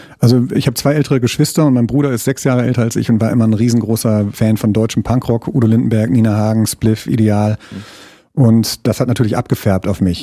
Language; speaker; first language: German; native; German